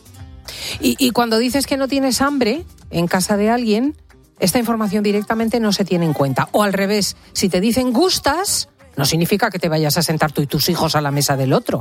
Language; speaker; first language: Spanish; native; Spanish